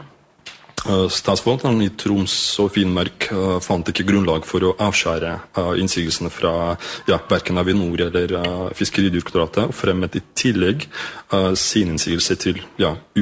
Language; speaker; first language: Norwegian; non-native, fluent; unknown